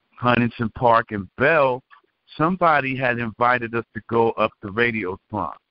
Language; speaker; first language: English; native; English